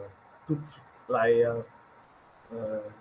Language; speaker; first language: English; non-native, learner; Vietnamese